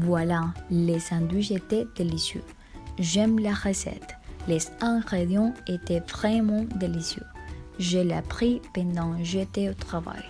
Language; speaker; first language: French; non-native, learner; Spanish